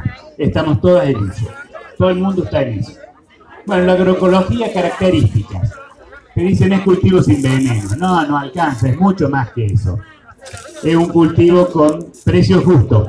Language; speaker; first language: Spanish; native; Spanish